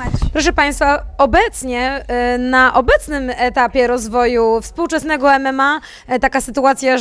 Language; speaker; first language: Polish; native; Polish